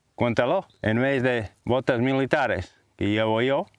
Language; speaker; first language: Spanish; non-native, fluent; Latvian